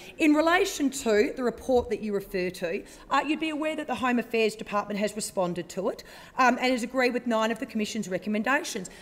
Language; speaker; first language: English; native; English